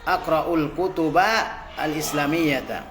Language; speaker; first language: Arabic; non-native, fluent; Indonesian